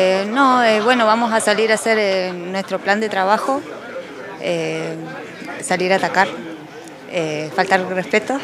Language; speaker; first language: Spanish; native; Spanish